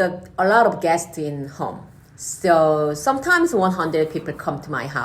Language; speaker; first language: English; non-native, learner; Korean